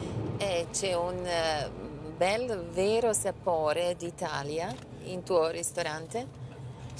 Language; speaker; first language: Italian; non-native, learner; Serbian